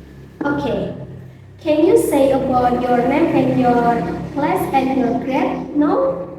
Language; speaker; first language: English; non-native, learner; Indonesian